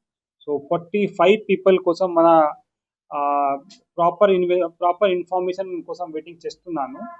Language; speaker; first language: Telugu; non-native, local second language; Urdu